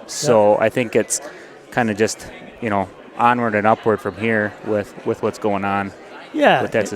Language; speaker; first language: English; native; English